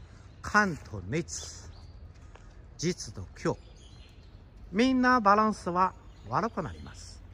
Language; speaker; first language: Japanese; non-native, fluent; Chinese